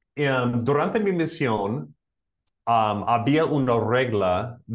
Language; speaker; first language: Spanish; non-native, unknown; English